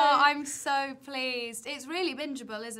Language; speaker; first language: English; native; English